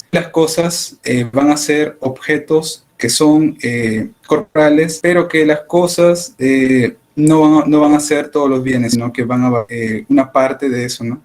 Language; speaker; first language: Spanish; native; Spanish